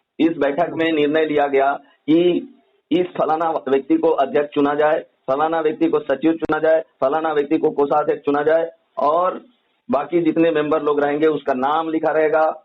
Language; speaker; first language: Hindi; native; Hindi